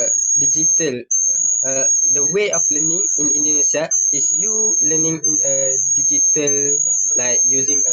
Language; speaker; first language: English; non-native, learner; Malay